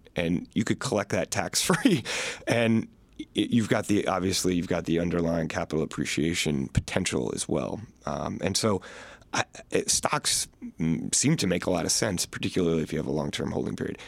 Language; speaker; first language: English; native; English